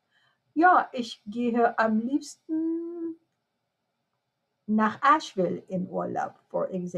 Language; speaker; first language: German; non-native, fluent; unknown